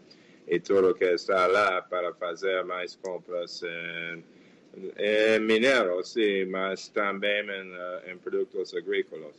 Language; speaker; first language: Portuguese; non-native, fluent; English